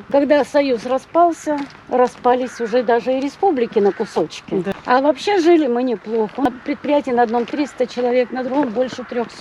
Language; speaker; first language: Russian; native; Russian